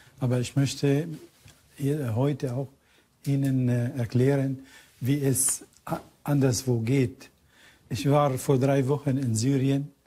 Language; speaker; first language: German; non-native, fluent; Arabic